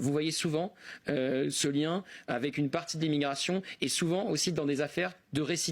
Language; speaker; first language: French; native; French